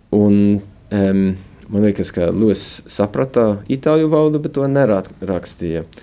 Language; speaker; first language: Latvian; early bilingual, heritage; Latvian